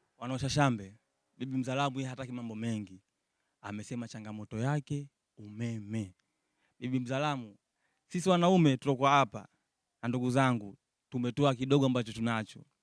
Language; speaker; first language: Swahili; native; Swahili